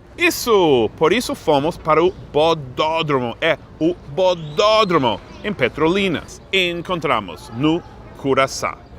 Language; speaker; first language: Portuguese; non-native, fluent; English